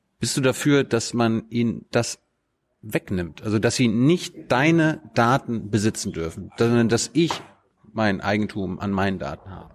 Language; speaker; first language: German; native; German